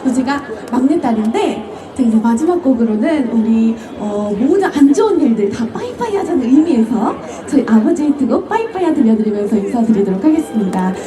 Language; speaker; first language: Korean; native; Korean